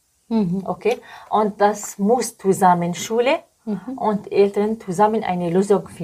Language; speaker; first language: German; non-native, learner; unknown